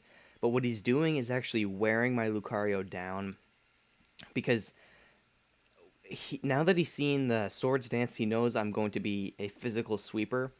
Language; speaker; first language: English; native; English